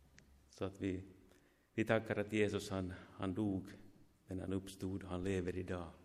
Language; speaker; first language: Swedish; non-native, fluent; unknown